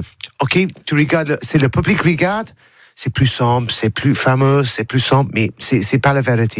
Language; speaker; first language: French; non-native, learner; English